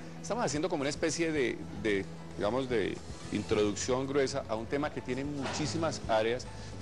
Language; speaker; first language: Spanish; native; Spanish